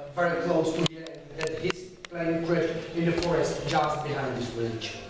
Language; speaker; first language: English; non-native, learner; Czech